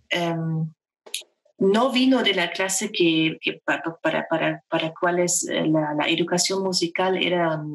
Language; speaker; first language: Spanish; non-native, fluent; German